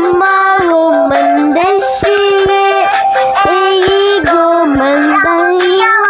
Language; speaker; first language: Korean; non-native, learner; Mongolian